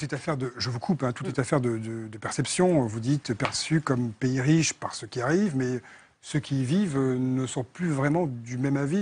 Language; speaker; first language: French; native; French